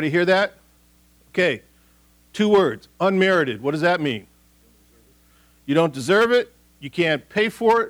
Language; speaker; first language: English; native; English